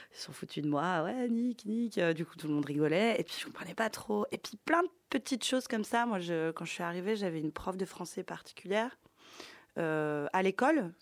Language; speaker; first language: French; early bilingual, other home language; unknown